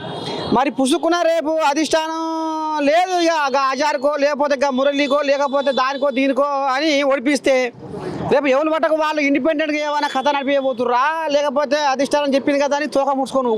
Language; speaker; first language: Telugu; native; Telugu